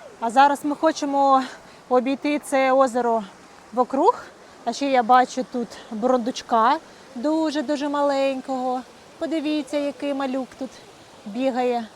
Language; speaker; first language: Ukrainian; non-native, local second language; Russian